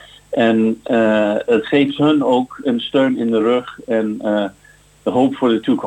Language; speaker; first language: Dutch; non-native, fluent; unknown